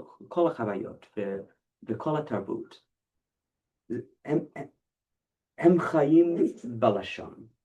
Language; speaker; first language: Hebrew; non-native, fluent; English